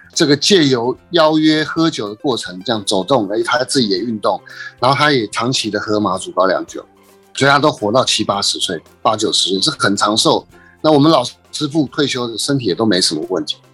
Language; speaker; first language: Chinese; native; Chinese